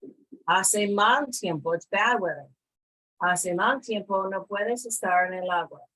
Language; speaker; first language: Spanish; non-native, fluent; English